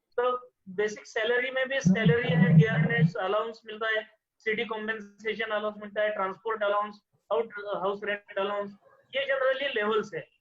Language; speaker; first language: Hindi; non-native, local second language; Marathi